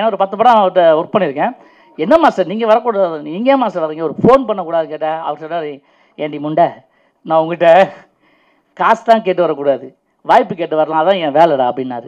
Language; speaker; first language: Tamil; native; Tamil